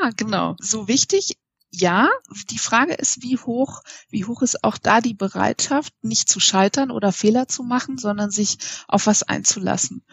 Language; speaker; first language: German; native; German